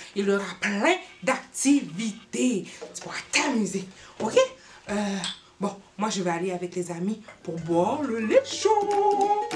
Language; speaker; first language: French; native; French